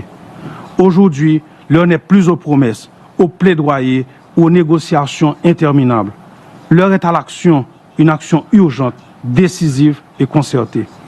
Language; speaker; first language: French; non-native, local second language; Haitian Creole